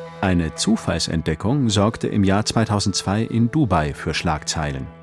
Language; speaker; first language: German; native; German